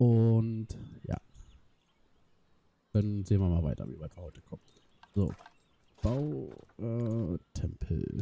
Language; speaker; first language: German; native; German